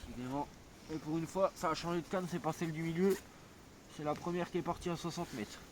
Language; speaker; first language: French; native; French